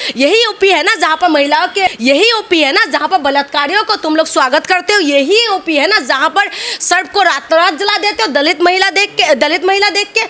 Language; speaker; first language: Hindi; non-native, local second language; Assamese